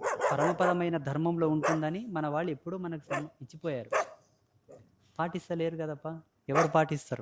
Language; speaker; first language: Telugu; native; Telugu